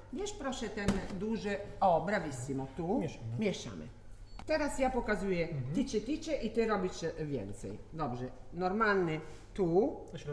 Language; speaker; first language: Polish; non-native, learner; Italian